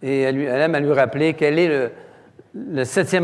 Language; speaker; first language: French; native; French